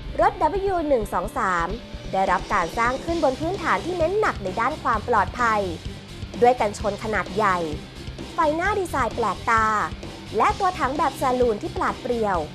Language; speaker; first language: Thai; native; Thai